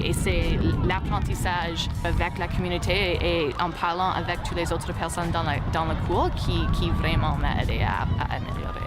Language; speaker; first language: French; non-native, fluent; English